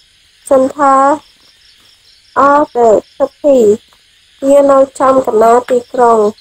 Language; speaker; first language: English; non-native, learner; Khmer